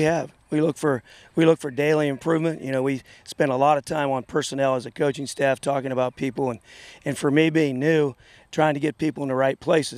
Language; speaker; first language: English; native; English